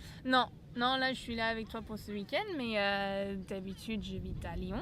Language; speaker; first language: French; non-native, fluent; English